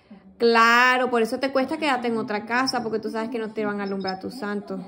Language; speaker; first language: Spanish; native; Spanish